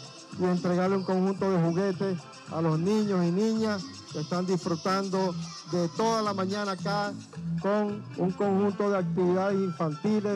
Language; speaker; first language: Spanish; native; Spanish